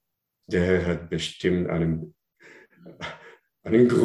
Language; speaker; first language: German; non-native, learner; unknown